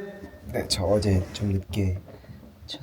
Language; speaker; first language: Korean; non-native, fluent; Thai